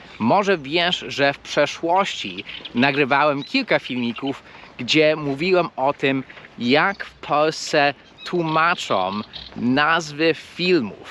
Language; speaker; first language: Polish; non-native, fluent; English